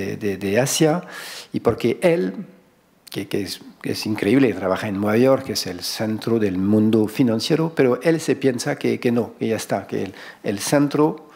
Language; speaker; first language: Spanish; non-native, fluent; French